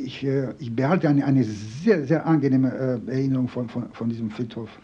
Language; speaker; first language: German; non-native, fluent; French